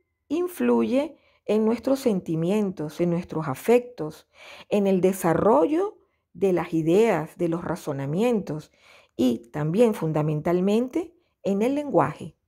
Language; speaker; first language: Spanish; native; Spanish